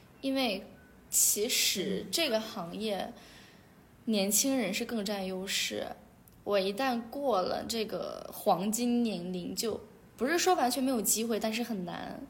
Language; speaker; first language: Chinese; non-native, local second language; Uyghur